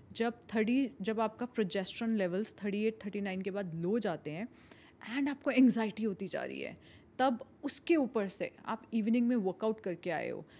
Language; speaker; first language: Hindi; native; Hindi